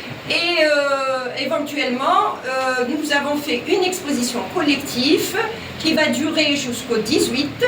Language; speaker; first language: French; non-native, local second language; Arabic